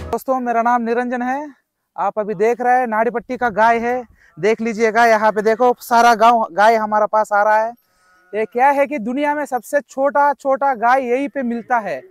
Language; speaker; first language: Hindi; non-native, local second language; Telugu